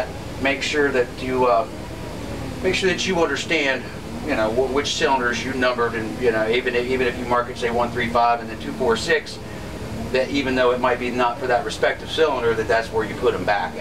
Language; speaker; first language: English; native; English